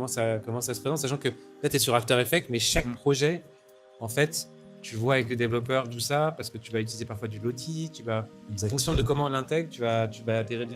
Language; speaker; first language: French; native; French